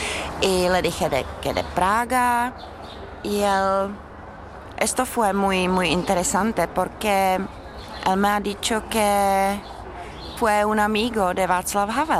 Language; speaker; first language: Spanish; non-native, fluent; Czech